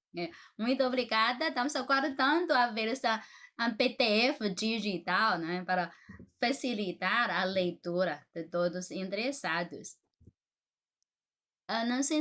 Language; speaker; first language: Portuguese; non-native, fluent; Chinese